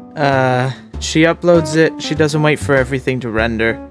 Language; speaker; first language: English; native; English